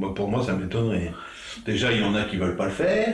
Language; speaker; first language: French; native; French